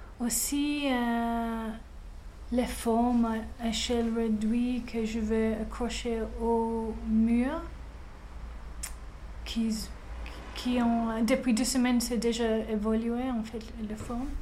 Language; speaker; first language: French; non-native, fluent; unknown